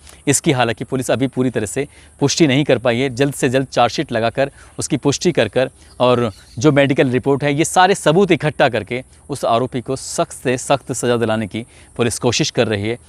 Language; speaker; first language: Hindi; native; Hindi